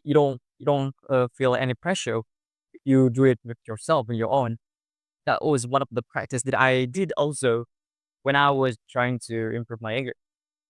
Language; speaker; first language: English; non-native, fluent; Indonesian